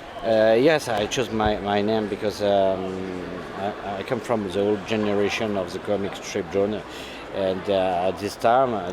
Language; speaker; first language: English; non-native, fluent; French